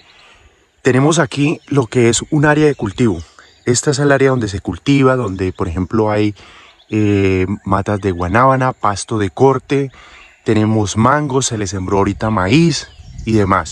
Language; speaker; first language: Spanish; native; Spanish